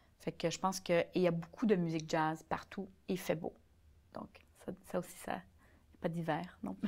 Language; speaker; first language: French; early bilingual, other home language; Polish